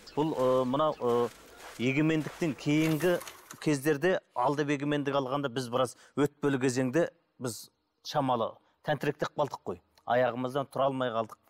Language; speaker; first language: Kazakh; native; Kazakh